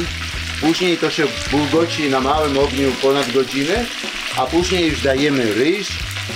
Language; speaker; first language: Polish; non-native, fluent; Georgian